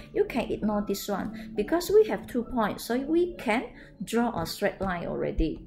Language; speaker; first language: English; non-native, local second language; Chinese